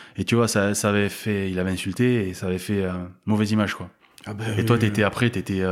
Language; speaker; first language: French; native; French